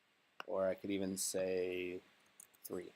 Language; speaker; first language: English; native; English